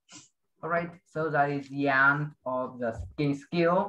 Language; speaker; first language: English; non-native, fluent; Vietnamese